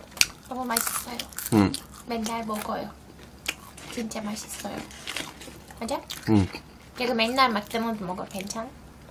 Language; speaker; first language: Korean; non-native, learner; Turkish